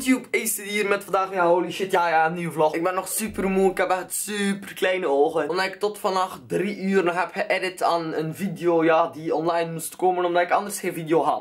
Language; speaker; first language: Dutch; native; Dutch